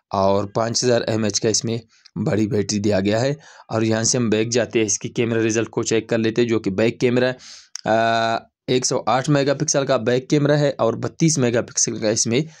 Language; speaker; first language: Urdu; non-native, local second language; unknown